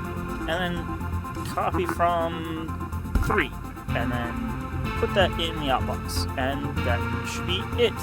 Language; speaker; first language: English; native; English